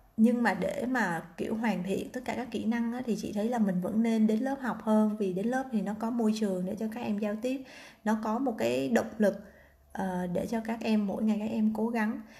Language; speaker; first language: Vietnamese; native; Vietnamese